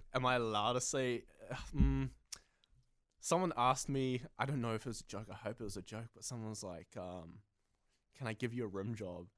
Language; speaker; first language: English; native; English